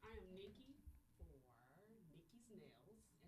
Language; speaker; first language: English; native; English